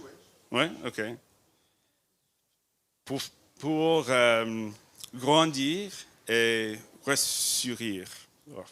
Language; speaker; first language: French; non-native, learner; English